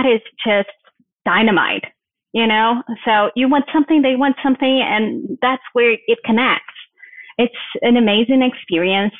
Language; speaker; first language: English; non-native, fluent; Portuguese